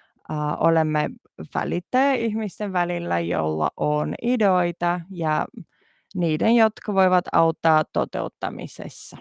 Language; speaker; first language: Finnish; non-native, learner; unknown